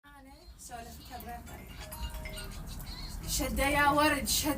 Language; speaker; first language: Arabic; native; Arabic